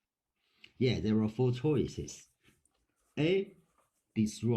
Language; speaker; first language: English; non-native, learner; Chinese